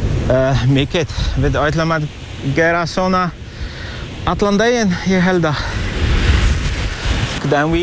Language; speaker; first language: Icelandic; non-native, learner; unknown